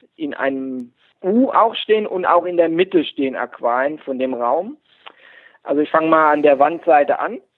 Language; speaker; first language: German; native; German